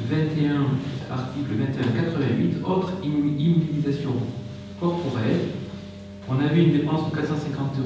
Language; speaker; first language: French; native; French